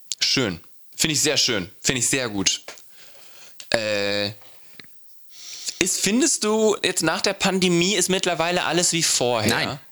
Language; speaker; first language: German; native; German